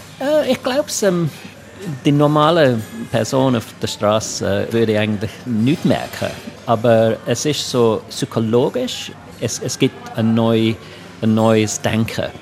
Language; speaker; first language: German; non-native, local second language; English